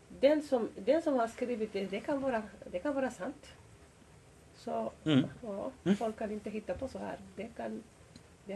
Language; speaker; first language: Swedish; non-native, fluent; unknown